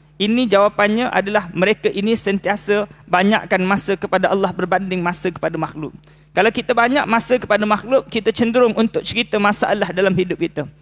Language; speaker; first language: Malay; native; Malay